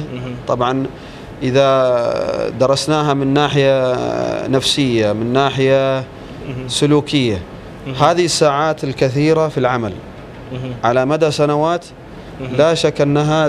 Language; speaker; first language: Arabic; native; Arabic